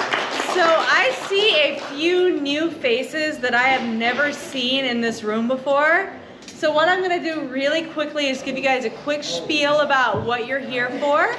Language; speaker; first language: English; native; English